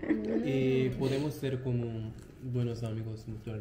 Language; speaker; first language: Spanish; non-native, learner; Korean